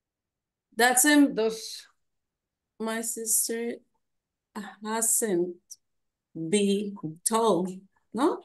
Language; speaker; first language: English; non-native, learner; Spanish